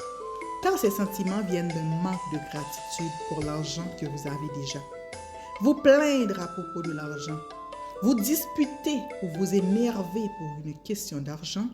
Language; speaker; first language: French; native; French